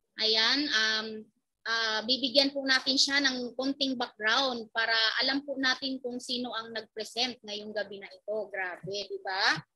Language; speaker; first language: Filipino; native; Filipino